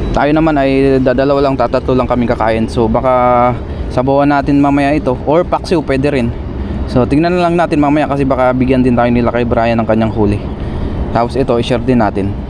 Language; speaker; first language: Filipino; native; Filipino